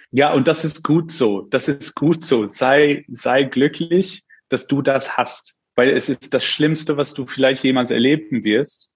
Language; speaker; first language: German; non-native, fluent; English